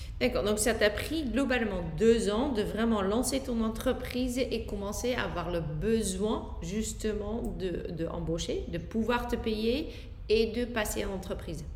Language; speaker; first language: French; non-native, fluent; Dutch